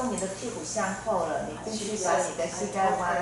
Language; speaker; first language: Chinese; native; Chinese